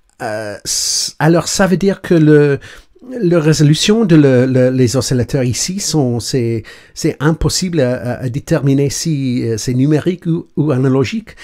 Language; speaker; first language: French; non-native, learner; English